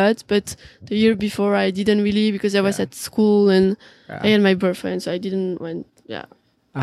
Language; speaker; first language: English; non-native, fluent; French